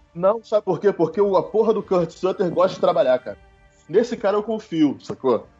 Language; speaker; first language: Portuguese; native; Portuguese